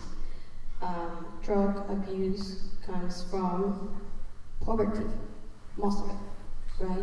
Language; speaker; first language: English; non-native, fluent; Spanish